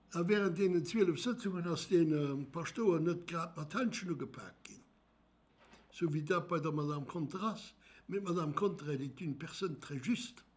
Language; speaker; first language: Luxembourgish; native; Luxembourgish